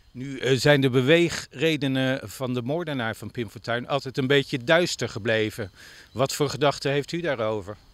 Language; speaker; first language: Dutch; native; Dutch